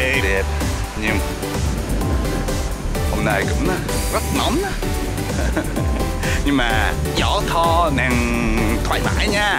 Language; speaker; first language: Vietnamese; non-native, learner; Japanese